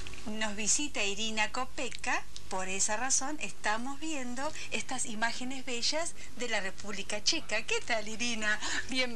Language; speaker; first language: Spanish; native; Spanish